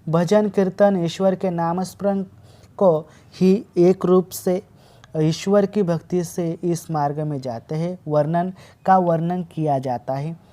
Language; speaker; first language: Hindi; non-native, local second language; Marathi